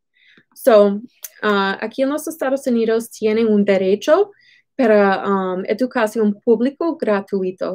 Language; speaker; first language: Spanish; non-native, fluent; English